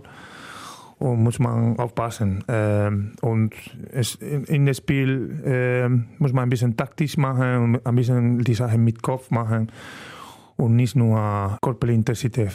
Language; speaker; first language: German; non-native, learner; Spanish